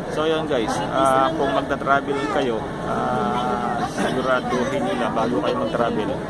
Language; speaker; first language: Filipino; non-native, local second language; Hiligaynon